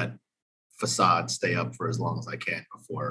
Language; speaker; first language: English; native; English